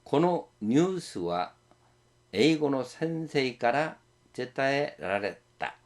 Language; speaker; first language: Japanese; non-native, fluent; Korean